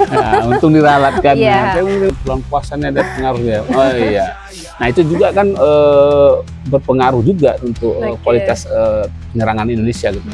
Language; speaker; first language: Indonesian; native; Indonesian